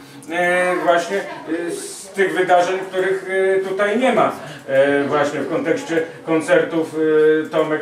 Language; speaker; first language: Polish; native; Polish